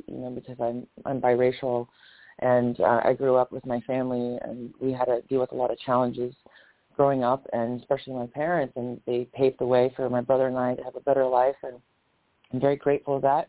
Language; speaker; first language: English; native; English